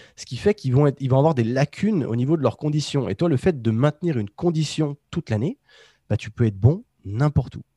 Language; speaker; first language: French; native; French